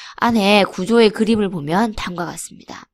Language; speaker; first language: Korean; native; Korean